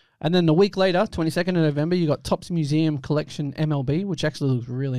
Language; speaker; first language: English; native; English